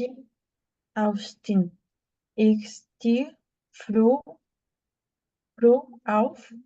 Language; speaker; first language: German; non-native, learner; Spanish